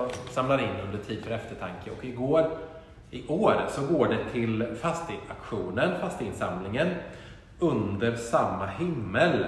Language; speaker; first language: Swedish; native; Swedish